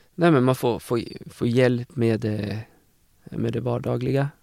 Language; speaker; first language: Swedish; native; Swedish